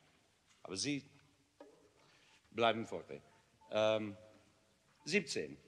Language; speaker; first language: German; non-native, learner; English